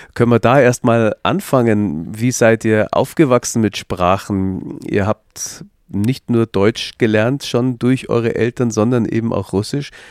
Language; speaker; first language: German; native; German